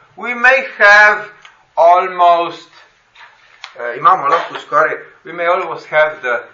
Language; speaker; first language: English; non-native, fluent; Slovenian